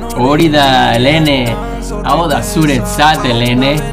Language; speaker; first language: Basque; non-native, learner; English